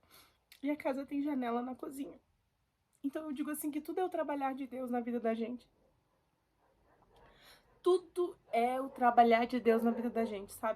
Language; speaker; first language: Portuguese; native; Portuguese